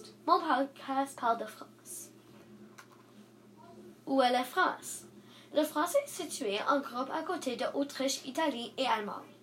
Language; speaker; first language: French; non-native, learner; English